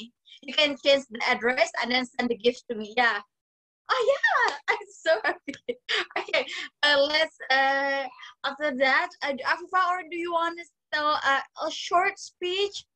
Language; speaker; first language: English; non-native, fluent; Indonesian